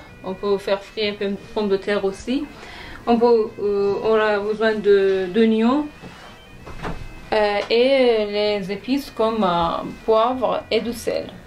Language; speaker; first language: French; non-native, fluent; Persian